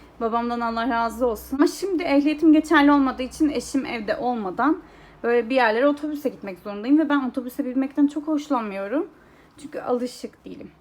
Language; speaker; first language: Turkish; early bilingual, heritage; Turkish